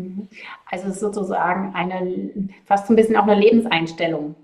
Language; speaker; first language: German; native; German